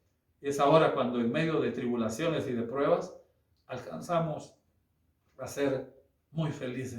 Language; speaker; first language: Spanish; native; Spanish